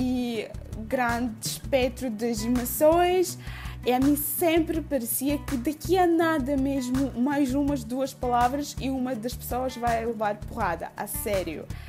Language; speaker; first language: Portuguese; non-native, fluent; Udmurt